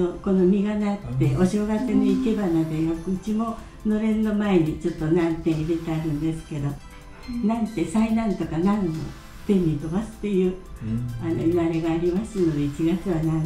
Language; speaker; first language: Japanese; native; Japanese